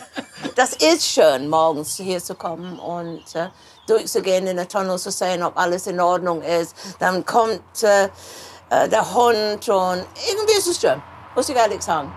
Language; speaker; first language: German; non-native, fluent; English